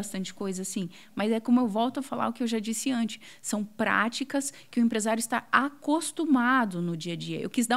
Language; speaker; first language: Portuguese; native; Portuguese